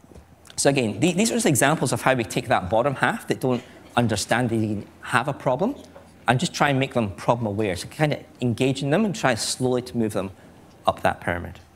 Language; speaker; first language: English; native; English